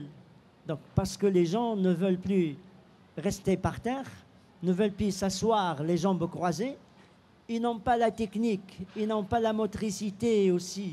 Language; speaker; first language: French; non-native, local second language; Arabic